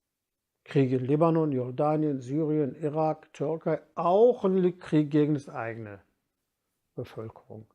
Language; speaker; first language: German; non-native, fluent; Kurdish